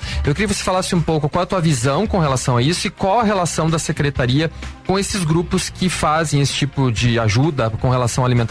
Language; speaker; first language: Portuguese; native; Portuguese